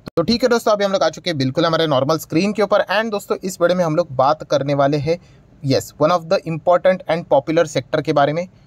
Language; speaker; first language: Hindi; native; Hindi